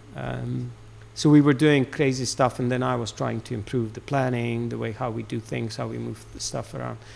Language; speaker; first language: English; non-native, fluent; Serbian